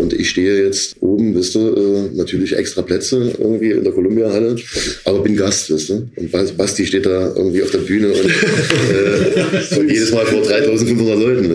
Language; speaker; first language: German; native; German